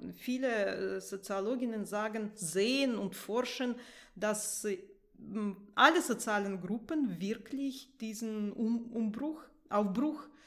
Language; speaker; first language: German; non-native, fluent; Russian